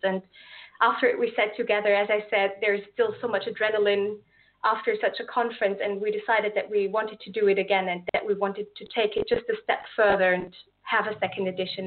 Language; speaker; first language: English; non-native, fluent; German